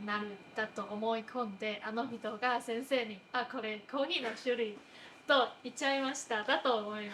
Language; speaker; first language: Japanese; non-native, fluent; Chinese